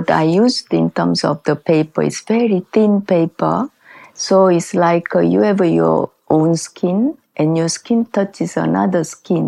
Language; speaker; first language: English; non-native, learner; Korean